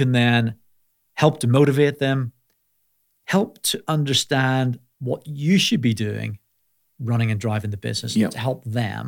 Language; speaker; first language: English; native; English